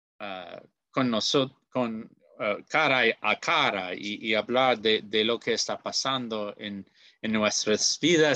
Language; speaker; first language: Spanish; non-native, learner; English